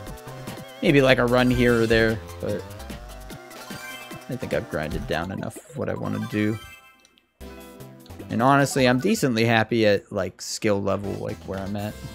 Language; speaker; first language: English; native; English